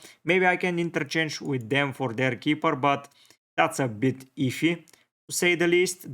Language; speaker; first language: English; non-native, fluent; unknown